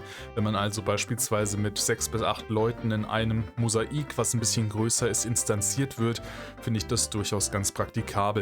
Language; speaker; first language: German; native; German